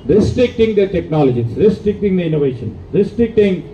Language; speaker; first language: English; non-native, local second language; Telugu